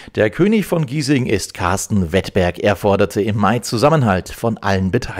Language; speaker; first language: German; native; German